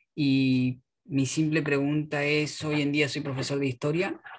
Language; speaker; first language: Spanish; native; Spanish